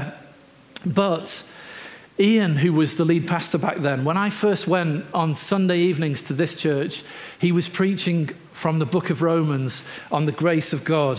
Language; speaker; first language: English; native; English